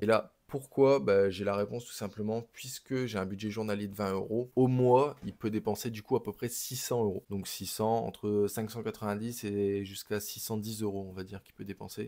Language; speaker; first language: French; native; French